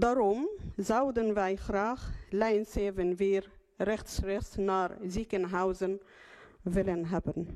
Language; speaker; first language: Dutch; non-native, learner; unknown